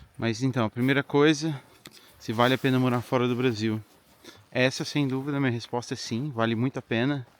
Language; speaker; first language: Portuguese; native; Portuguese